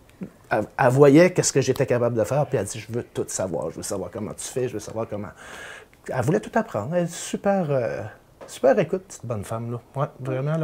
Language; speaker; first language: French; native; French